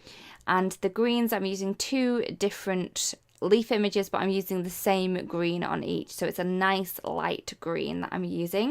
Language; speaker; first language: English; native; English